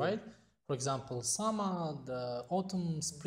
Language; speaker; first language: English; non-native, fluent; Tajik